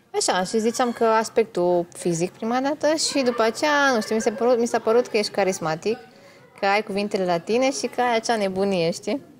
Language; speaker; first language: Romanian; non-native, local second language; Hungarian